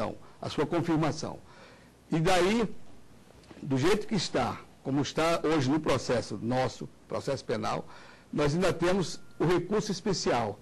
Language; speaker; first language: Portuguese; native; Portuguese